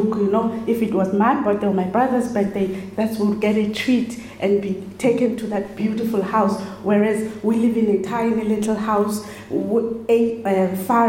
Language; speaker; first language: English; non-native, local second language; Xhosa